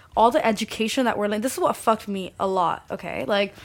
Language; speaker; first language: English; early bilingual, other home language; Bangla